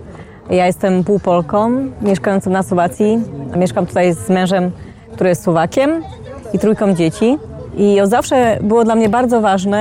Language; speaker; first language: Polish; early bilingual, heritage; Polish